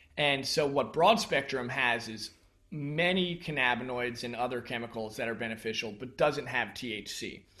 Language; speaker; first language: English; native; English